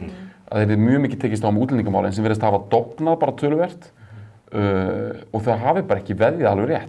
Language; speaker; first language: Icelandic; native; Icelandic